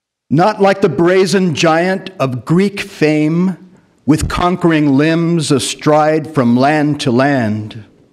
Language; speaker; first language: English; early bilingual, other home language; Spanish